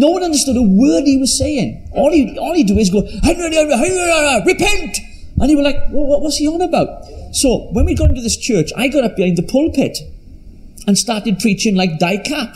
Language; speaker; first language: English; native; English